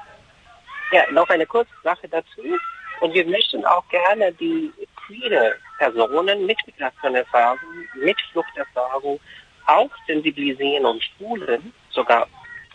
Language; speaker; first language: German; non-native, fluent; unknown